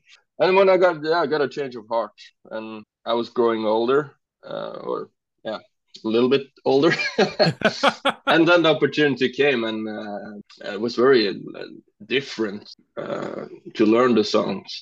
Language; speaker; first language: English; non-native, fluent; Norwegian